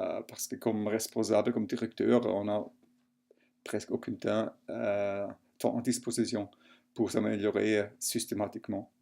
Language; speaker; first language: French; non-native, fluent; German